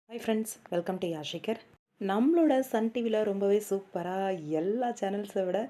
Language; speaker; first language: Tamil; native; Tamil